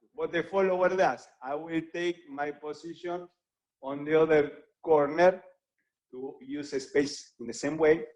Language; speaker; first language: English; non-native, fluent; Spanish